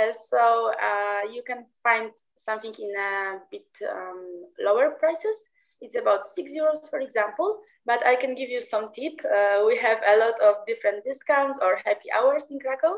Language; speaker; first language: English; non-native, fluent; Polish